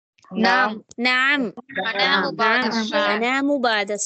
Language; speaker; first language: Arabic; non-native, learner; Tamil